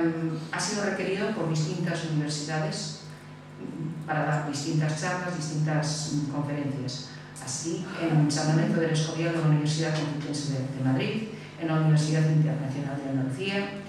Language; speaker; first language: Spanish; native; Spanish